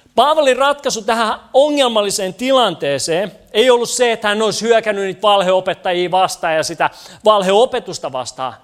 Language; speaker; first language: Finnish; native; Finnish